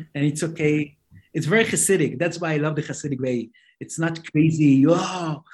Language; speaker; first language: English; non-native, fluent; Hebrew